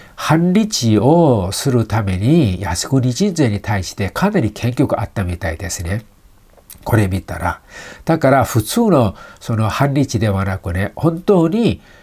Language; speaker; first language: Japanese; non-native, fluent; Chinese